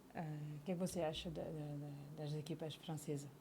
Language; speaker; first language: Portuguese; non-native, fluent; French